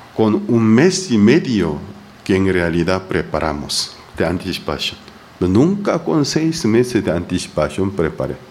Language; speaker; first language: Spanish; non-native, fluent; Korean